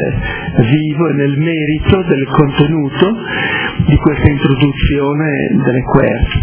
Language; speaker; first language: Italian; native; Italian